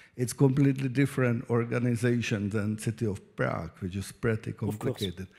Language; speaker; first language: English; non-native, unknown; Czech